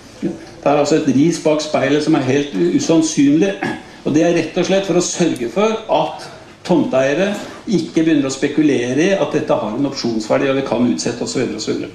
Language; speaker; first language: Norwegian; native; Norwegian